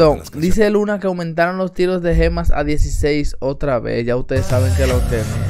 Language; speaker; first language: Spanish; native; Spanish